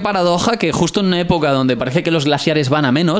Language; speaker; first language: Spanish; non-native, local second language; Catalan